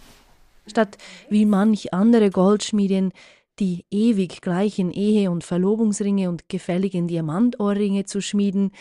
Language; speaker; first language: German; native; German